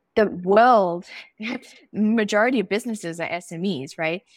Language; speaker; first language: English; native; English